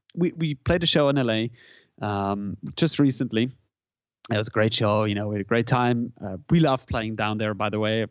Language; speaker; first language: English; non-native, fluent; German